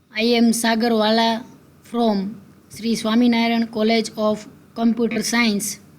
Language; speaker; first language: English; non-native, local second language; Gujarati